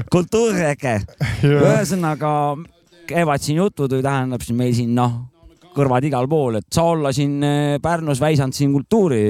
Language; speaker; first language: Estonian; non-native, fluent; German